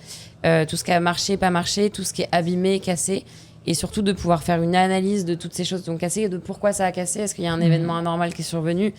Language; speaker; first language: French; native; French